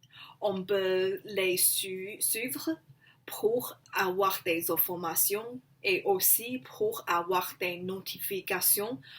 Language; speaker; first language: French; non-native, learner; Chinese